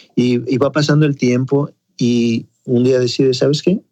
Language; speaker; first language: Spanish; native; Spanish